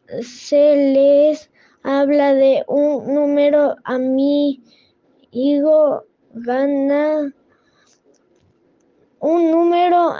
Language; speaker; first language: Spanish; non-native, learner; French